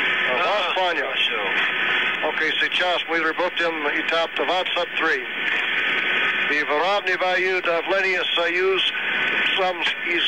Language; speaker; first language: Russian; native; Russian